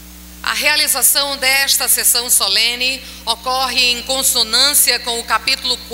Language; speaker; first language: Portuguese; native; Portuguese